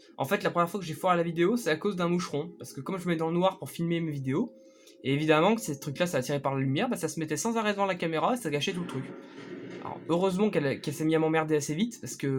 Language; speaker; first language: French; native; French